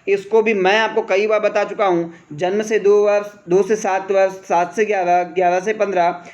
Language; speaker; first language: Hindi; native; Hindi